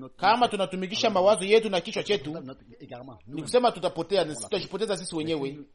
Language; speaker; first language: Swahili; native; Swahili